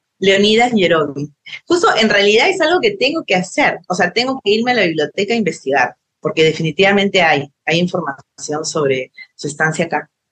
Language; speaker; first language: Spanish; native; Spanish